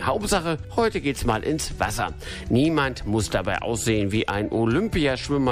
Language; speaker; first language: German; native; German